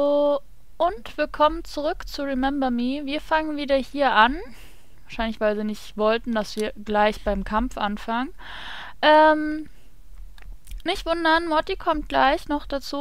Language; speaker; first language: German; native; German